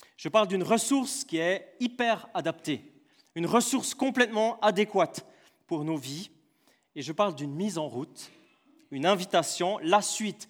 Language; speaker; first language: French; native; French